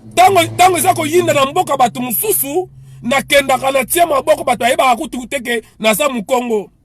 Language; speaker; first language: Lingala; non-native, local second language; Kongo